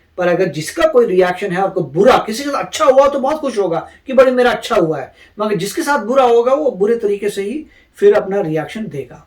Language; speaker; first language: Hindi; native; Hindi